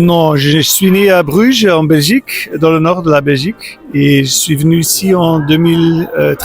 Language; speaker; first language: French; non-native, local second language; Dutch